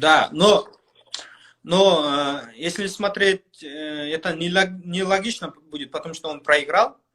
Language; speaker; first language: Russian; non-native, local second language; Kyrgyz